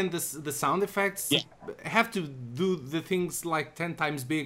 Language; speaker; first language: English; non-native, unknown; Portuguese